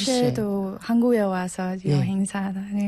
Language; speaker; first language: Korean; non-native, learner; Burmese